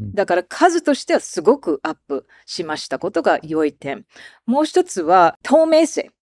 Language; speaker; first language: Japanese; non-native, fluent; English